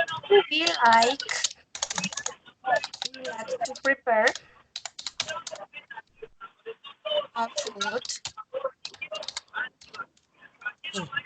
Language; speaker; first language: English; non-native, learner; Spanish